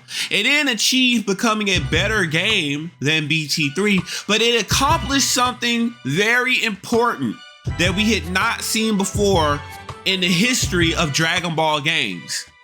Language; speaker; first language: English; native; English